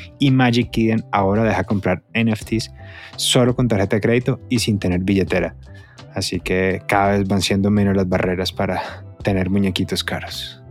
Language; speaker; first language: Spanish; native; Spanish